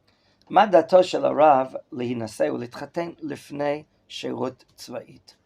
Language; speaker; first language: Hebrew; non-native, fluent; English